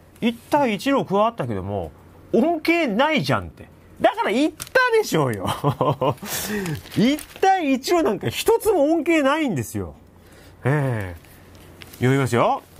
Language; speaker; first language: Japanese; native; Japanese